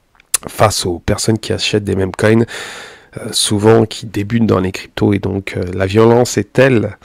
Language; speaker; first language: French; native; French